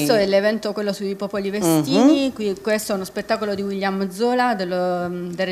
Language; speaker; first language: Italian; native; Italian